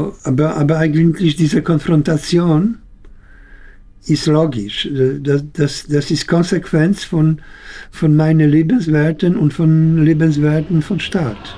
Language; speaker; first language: German; non-native, fluent; Polish